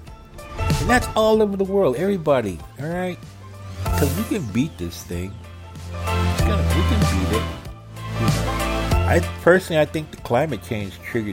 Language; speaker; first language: English; native; English